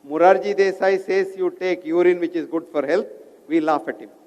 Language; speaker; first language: English; non-native, local second language; Kannada